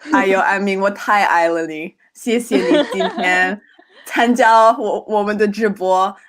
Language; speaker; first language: Chinese; non-native, fluent; English